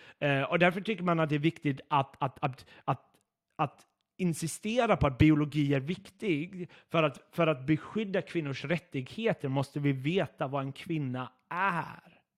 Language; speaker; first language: Swedish; non-native, fluent; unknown